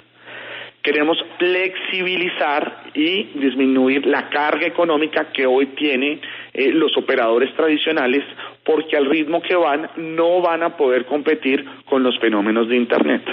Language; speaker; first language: Spanish; native; Spanish